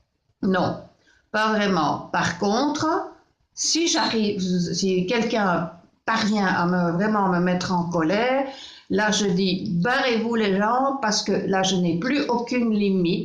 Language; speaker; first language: French; native; French